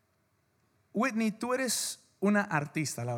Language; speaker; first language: Spanish; early bilingual, heritage; English